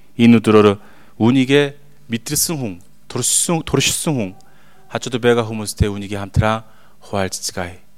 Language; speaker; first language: Mongolian; non-native, fluent; Korean